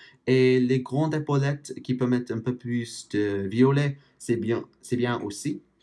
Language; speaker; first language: French; non-native, fluent; English